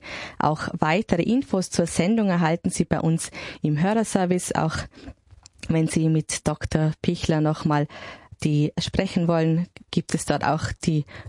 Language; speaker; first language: German; native; German